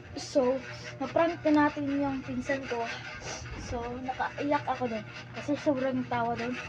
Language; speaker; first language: Filipino; non-native, local second language; Cebuano